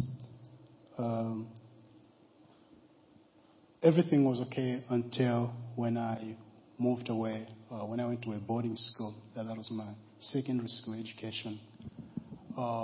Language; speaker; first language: English; non-native, local second language; Nyanja